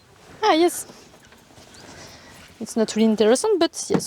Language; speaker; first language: English; non-native, learner; French